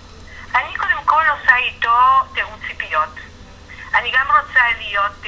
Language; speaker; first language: Hebrew; non-native, fluent; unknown